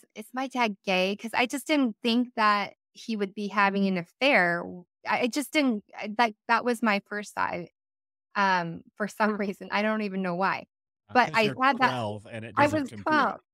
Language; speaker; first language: English; native; English